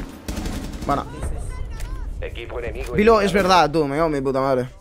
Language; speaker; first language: Spanish; native; Spanish